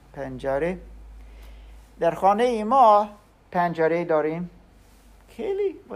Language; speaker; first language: Persian; non-native, learner; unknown